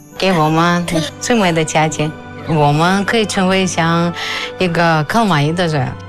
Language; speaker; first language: Chinese; non-native, fluent; Russian